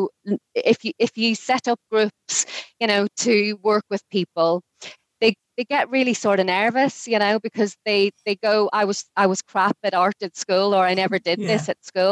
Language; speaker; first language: English; native; English